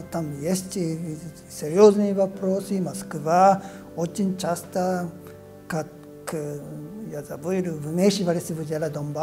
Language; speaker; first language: Russian; non-native, fluent; Japanese